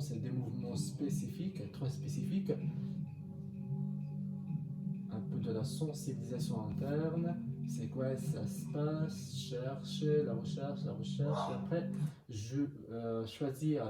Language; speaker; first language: French; non-native, learner; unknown